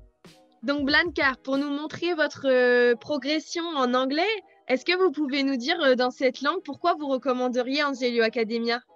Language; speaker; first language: French; native; French